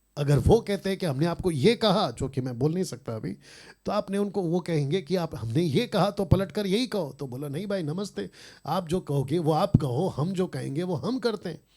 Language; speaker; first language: Hindi; native; Hindi